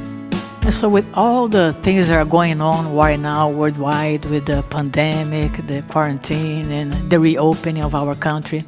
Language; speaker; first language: English; non-native, fluent; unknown